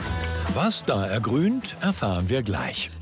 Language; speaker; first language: German; native; German